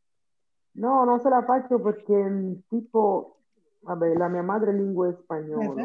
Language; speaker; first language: Italian; non-native, fluent; Spanish